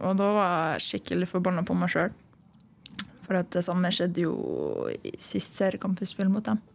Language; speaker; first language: Norwegian; early bilingual, other home language; Lithuanian